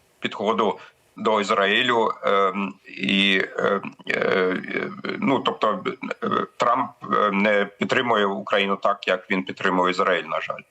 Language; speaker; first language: Ukrainian; non-native, fluent; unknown